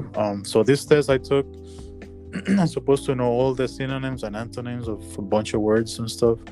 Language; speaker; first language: English; non-native, fluent; Spanish